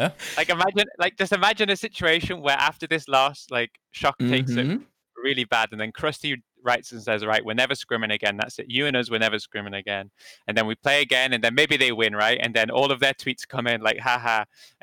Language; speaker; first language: English; native; English